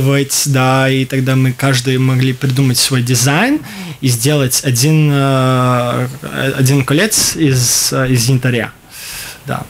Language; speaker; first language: Russian; non-native, local second language; Latvian